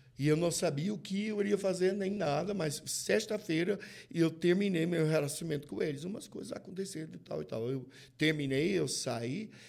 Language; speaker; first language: Portuguese; non-native, fluent; English